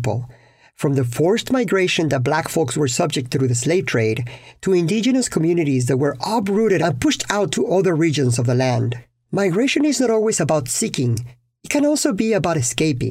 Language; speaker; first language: English; non-native, fluent; Spanish